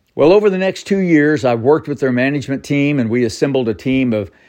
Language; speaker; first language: English; native; English